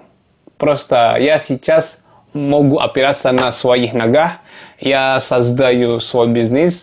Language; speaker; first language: Russian; non-native, learner; Javanese